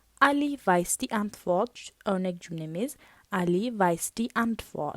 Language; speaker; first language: German; non-native, fluent; Turkish